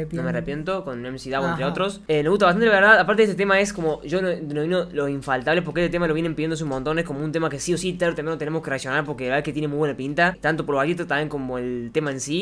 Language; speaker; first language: Spanish; native; Spanish